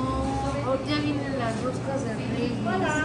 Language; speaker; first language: Spanish; native; Spanish